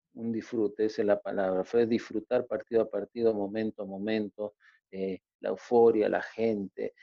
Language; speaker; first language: Spanish; native; Spanish